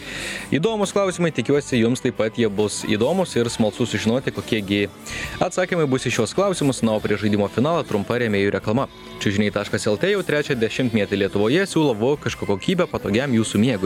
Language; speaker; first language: Lithuanian; native; Lithuanian